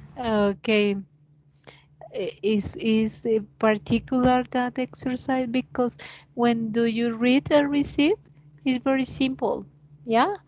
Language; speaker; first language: English; non-native, learner; Spanish